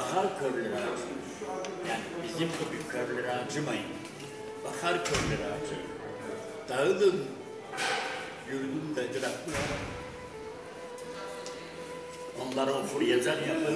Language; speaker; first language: Turkish; native; Turkish